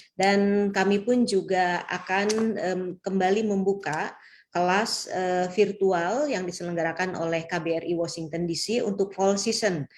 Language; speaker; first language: Indonesian; native; Indonesian